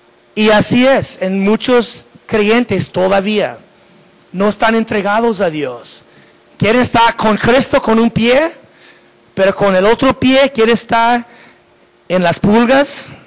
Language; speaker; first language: Spanish; non-native, fluent; English